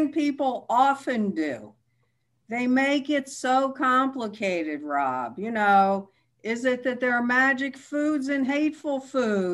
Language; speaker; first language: English; native; English